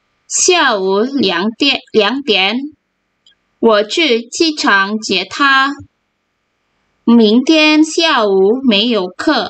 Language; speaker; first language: Chinese; non-native, fluent; Indonesian